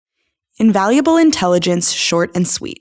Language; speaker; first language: English; native; English